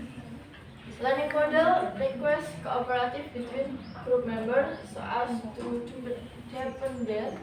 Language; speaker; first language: English; non-native, learner; Indonesian